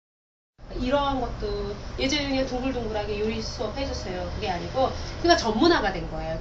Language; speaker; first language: Korean; native; Korean